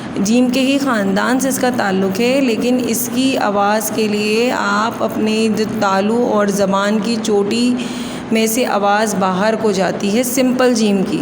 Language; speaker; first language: Urdu; non-native, local second language; Sindhi